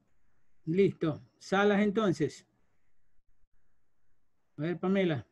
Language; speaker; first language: Spanish; native; Spanish